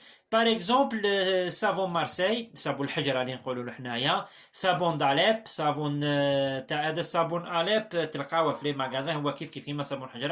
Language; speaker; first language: Arabic; native; Arabic